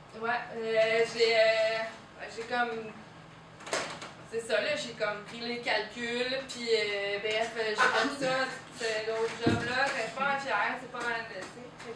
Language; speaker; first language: French; native; French